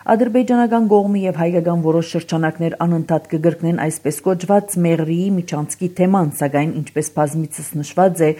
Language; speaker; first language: Armenian; early bilingual, heritage; Armenian